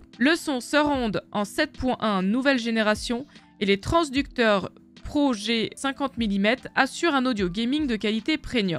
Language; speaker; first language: French; native; French